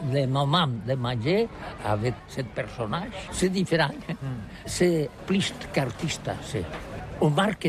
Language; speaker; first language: French; non-native, learner; Catalan